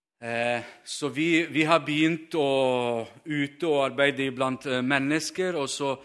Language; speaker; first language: Norwegian; non-native, fluent; Ukrainian